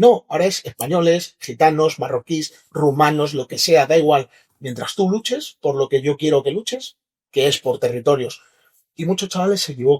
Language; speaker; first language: Spanish; native; Spanish